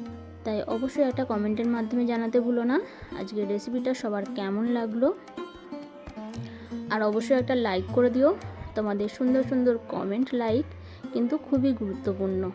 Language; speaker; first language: Bangla; native; Bangla